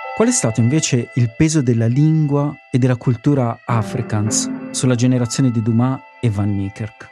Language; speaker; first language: Italian; native; Italian